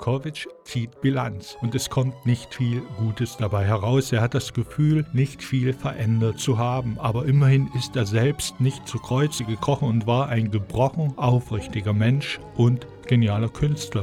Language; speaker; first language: German; native; German